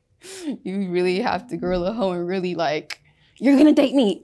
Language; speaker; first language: English; early bilingual, other home language; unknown